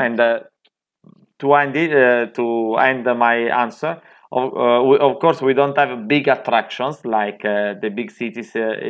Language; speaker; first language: English; non-native, fluent; Italian